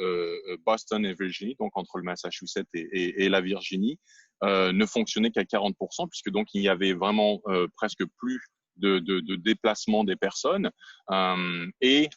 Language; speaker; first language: French; native; French